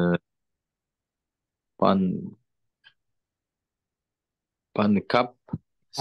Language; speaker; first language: Korean; non-native, learner; Kyrgyz